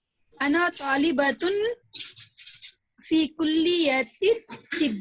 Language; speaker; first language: Arabic; non-native, learner; Urdu